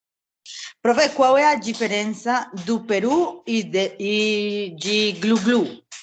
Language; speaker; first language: Portuguese; non-native, learner; Spanish